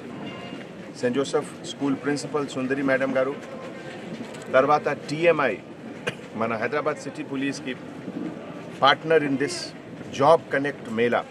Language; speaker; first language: Telugu; native; Telugu